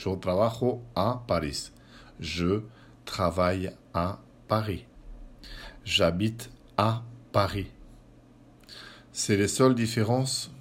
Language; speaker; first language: French; non-native, fluent; Spanish